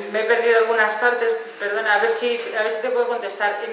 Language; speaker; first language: Spanish; non-native, local second language; Galician